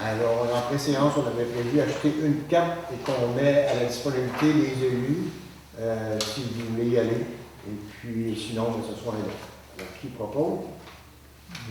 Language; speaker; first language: French; native; French